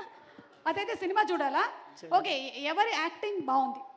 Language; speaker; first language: Telugu; native; Telugu